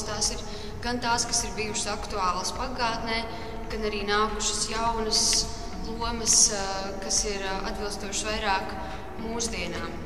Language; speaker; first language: Latvian; native; Latvian